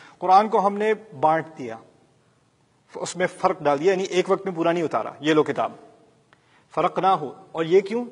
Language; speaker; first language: Urdu; early bilingual, heritage; Urdu